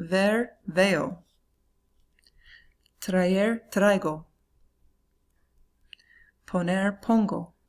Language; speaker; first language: Spanish; non-native, fluent; English